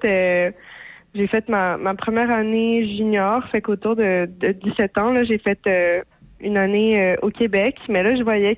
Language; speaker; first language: French; native; French